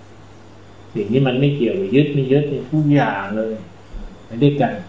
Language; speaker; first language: Thai; native; Thai